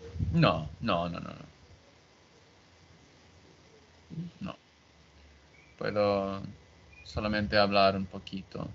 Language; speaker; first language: Spanish; non-native, learner; Portuguese